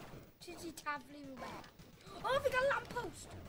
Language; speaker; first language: Welsh; non-native, local second language; English